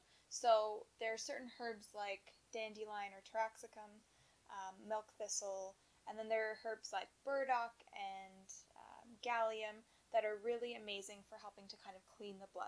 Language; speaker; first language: English; native; English